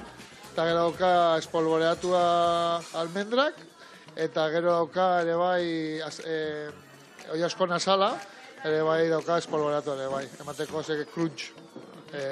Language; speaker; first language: Basque; non-native, local second language; Spanish